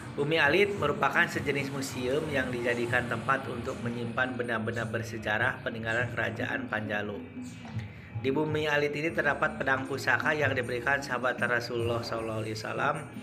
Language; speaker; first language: Indonesian; non-native, local second language; Sundanese